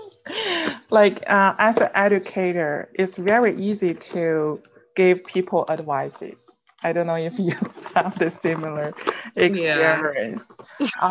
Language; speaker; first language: English; non-native, fluent; Chinese